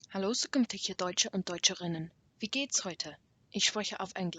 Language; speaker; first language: German; non-native, learner; English